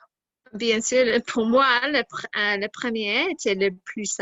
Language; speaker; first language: French; non-native, learner; English